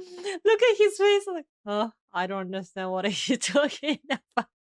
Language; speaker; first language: English; non-native, fluent; Japanese